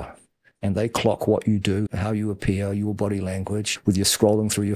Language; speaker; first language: English; native; English